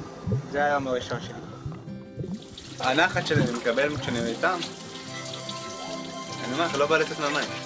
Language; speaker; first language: Hebrew; non-native, local second language; Arabic